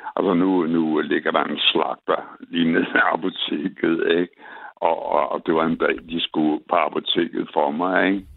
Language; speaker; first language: Danish; native; Danish